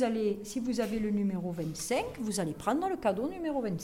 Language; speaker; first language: French; native; French